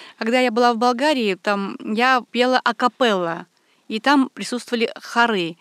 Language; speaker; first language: Russian; non-native, local second language; Armenian